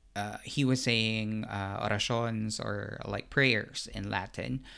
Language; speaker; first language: English; non-native, local second language; Filipino